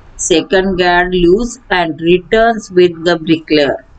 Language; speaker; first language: English; non-native, local second language; Marathi